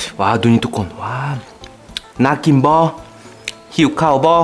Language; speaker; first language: Thai; non-native, fluent; Korean